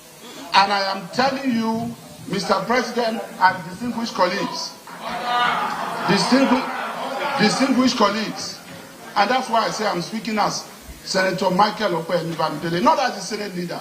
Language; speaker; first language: English; non-native, local second language; Yoruba